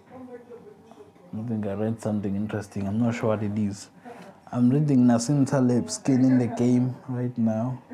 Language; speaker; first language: English; non-native, local second language; Zulu